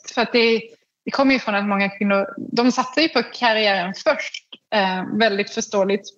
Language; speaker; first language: Swedish; native; Swedish